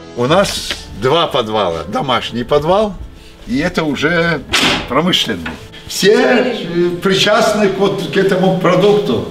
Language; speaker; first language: Russian; non-native, local second language; Gagauz